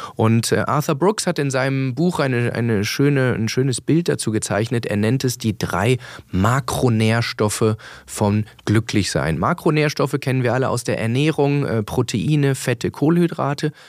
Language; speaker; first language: German; early bilingual, other home language; Danish